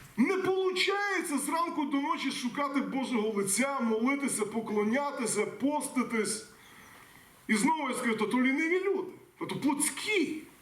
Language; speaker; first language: Ukrainian; non-native, local second language; Russian